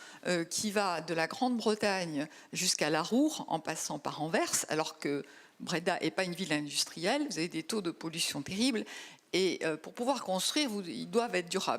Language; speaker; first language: French; native; French